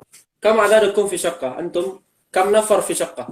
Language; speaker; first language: Arabic; non-native, fluent; Indonesian